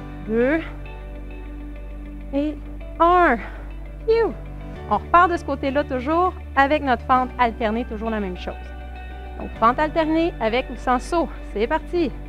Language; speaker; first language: French; native; French